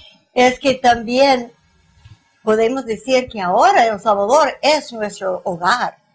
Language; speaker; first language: Spanish; non-native, fluent; English